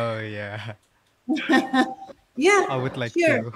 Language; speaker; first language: English; non-native, learner; Indonesian